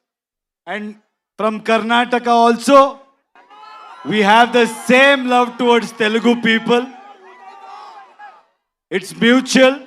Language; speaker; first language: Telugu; non-native, learner; Kannada